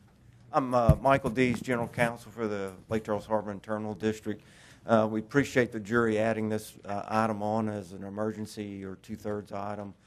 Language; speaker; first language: English; native; English